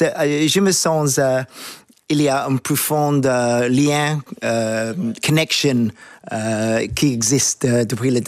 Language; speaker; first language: French; non-native, fluent; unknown